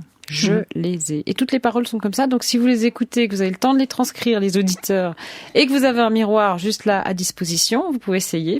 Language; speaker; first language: French; native; French